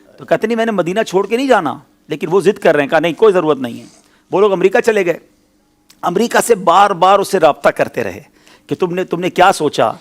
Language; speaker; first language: Urdu; native; Urdu